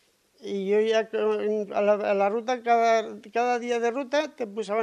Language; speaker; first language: Catalan; non-native, local second language; Spanish